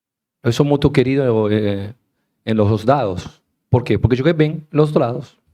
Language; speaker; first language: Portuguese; non-native, learner; Spanish